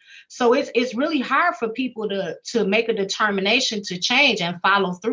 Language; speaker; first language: English; native; English